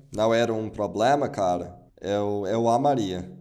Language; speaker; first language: Portuguese; non-native, fluent; English